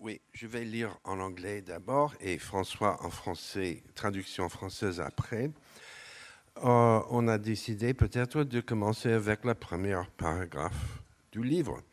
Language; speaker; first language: French; non-native, fluent; English